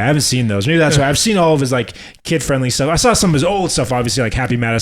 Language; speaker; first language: English; native; English